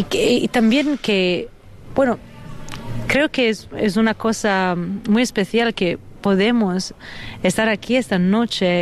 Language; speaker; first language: Spanish; non-native, fluent; Italian